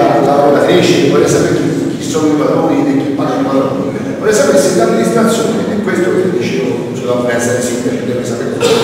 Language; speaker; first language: Italian; native; Italian